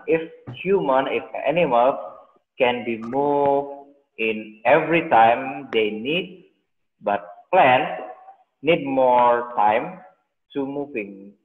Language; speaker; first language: English; non-native, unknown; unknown